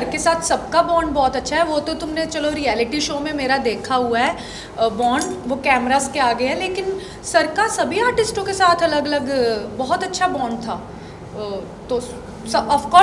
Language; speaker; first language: Hindi; non-native, local second language; Punjabi